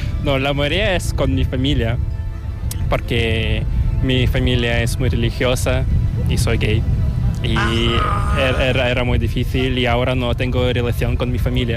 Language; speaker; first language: Spanish; non-native, fluent; Korean